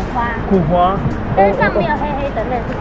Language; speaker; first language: Chinese; native; Chinese